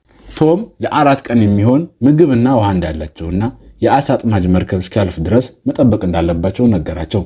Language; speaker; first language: Amharic; native; Amharic